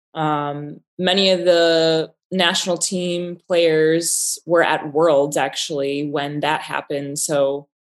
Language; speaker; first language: English; native; English